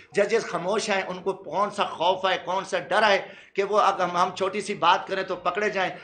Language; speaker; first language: Urdu; native; Urdu